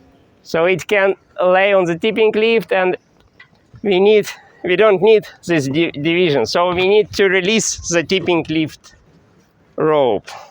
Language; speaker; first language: English; non-native, fluent; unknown